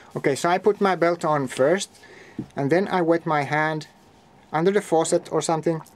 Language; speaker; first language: English; non-native, fluent; Finnish